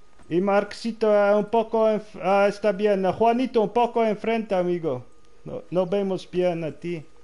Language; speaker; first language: Spanish; non-native, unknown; Dutch